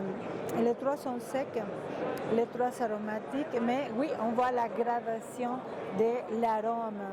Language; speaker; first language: French; non-native, fluent; Spanish